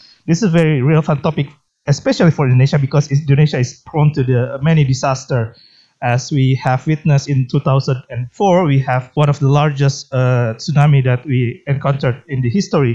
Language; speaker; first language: English; non-native, fluent; Indonesian